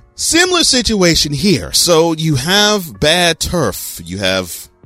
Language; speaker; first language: English; native; English